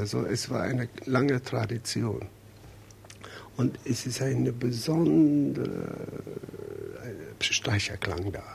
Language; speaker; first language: German; non-native, fluent; English